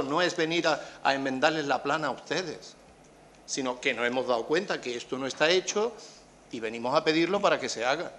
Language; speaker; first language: Spanish; native; Spanish